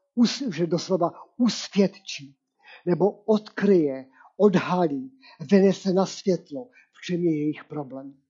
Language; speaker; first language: Czech; non-native, local second language; Polish